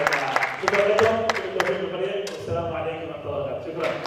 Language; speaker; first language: Arabic; native; Arabic